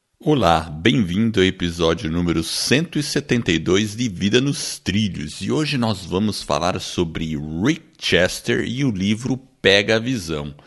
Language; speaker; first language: Portuguese; early bilingual, other home language; English